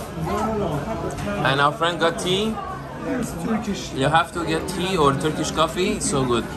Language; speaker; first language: English; non-native, fluent; Persian